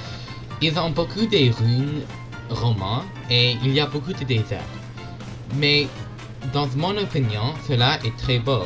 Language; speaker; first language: French; non-native, learner; English